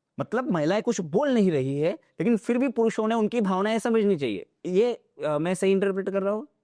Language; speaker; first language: Hindi; non-native, local second language; Marathi